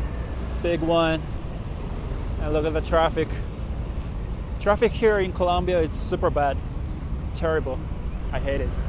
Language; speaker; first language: English; non-native, fluent; Japanese